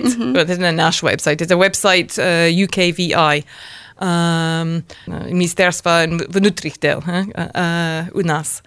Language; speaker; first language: Russian; non-native, learner; English